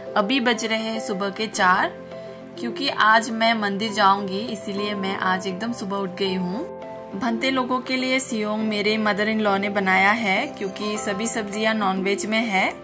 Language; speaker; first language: Hindi; non-native, local second language; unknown